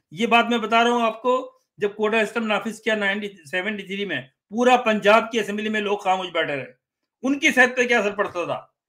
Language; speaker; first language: Urdu; native; Urdu